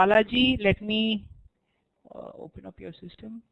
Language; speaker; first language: English; non-native, local second language; Hindi